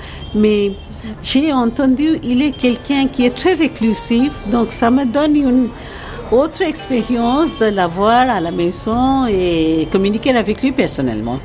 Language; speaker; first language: French; non-native, fluent; Bangla